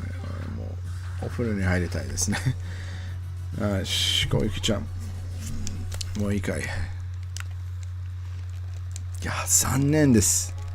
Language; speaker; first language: Japanese; non-native, learner; English